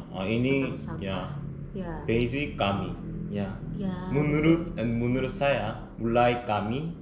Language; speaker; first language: Indonesian; non-native, learner; Korean